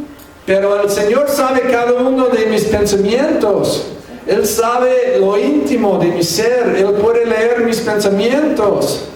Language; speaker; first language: Spanish; non-native, fluent; English